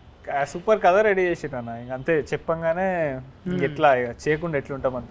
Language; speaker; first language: Telugu; native; Telugu